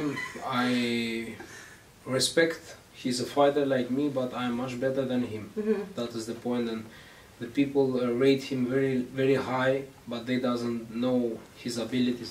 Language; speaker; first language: English; non-native, learner; Greek